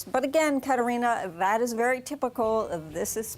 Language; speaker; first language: English; native; English